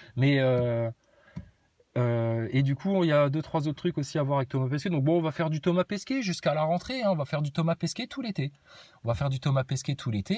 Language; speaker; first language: French; native; French